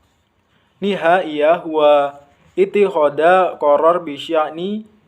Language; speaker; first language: Arabic; non-native, learner; Indonesian